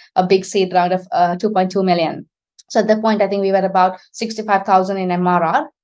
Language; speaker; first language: English; non-native, local second language; Sinhala